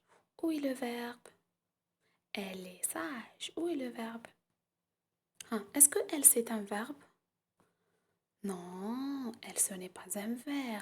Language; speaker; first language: French; non-native, local second language; Arabic